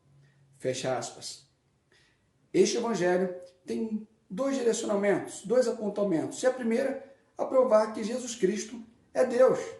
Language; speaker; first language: Portuguese; native; Portuguese